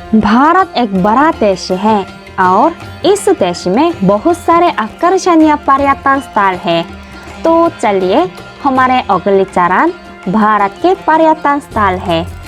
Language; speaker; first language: Hindi; non-native, fluent; Korean